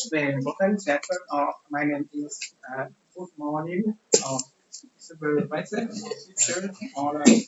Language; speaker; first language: English; non-native, learner; Vietnamese